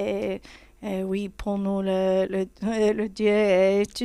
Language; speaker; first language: French; non-native, fluent; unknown